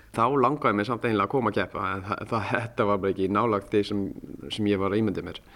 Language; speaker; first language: Icelandic; early bilingual, heritage; Icelandic